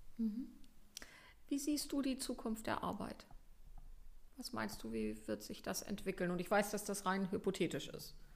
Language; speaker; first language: German; native; German